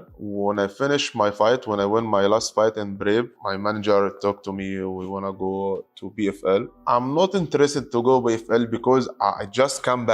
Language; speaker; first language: English; non-native, learner; Arabic